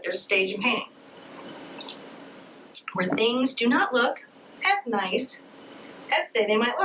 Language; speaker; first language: English; native; English